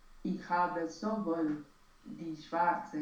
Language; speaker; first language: German; non-native, learner; Romanian